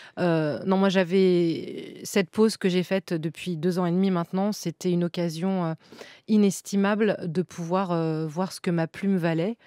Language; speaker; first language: French; native; French